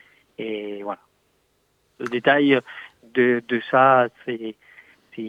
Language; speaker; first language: French; non-native, fluent; Spanish